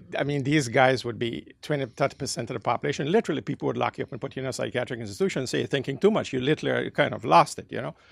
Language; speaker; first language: English; early bilingual, other home language; Dutch